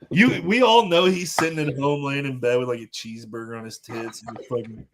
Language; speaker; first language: English; native; English